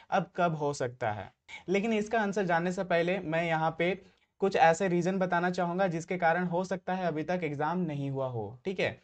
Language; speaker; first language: Hindi; native; Hindi